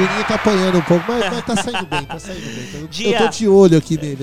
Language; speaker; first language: Portuguese; native; Portuguese